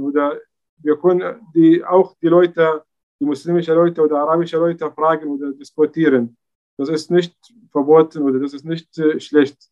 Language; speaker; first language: German; non-native, learner; Arabic